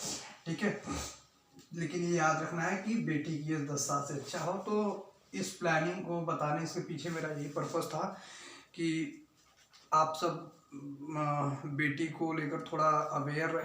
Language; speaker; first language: Hindi; native; Hindi